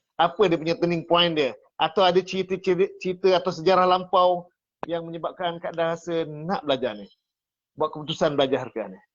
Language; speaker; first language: Malay; native; Malay